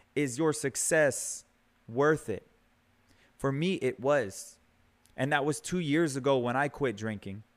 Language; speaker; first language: English; early bilingual, other home language; Spanish